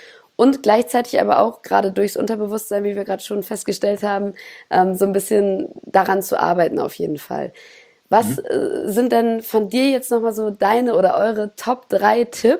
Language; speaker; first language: German; native; German